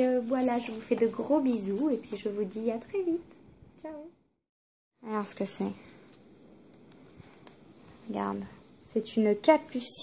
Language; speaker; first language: French; native; French